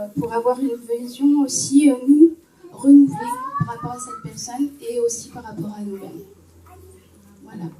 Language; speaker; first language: French; native; French